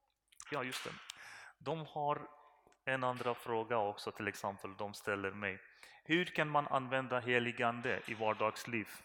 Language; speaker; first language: Swedish; non-native, learner; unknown